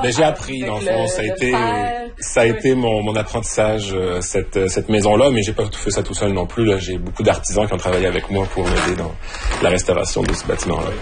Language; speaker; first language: French; native; French